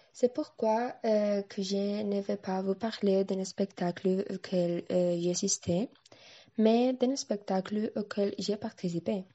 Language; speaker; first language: French; non-native, learner; Spanish